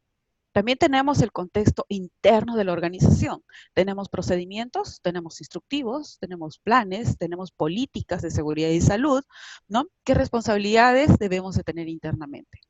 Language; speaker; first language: Spanish; native; Spanish